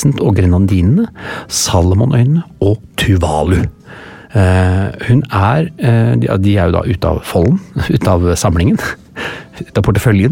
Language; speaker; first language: Norwegian; native; Norwegian